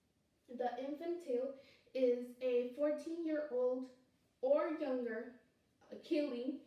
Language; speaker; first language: English; non-native, fluent; Spanish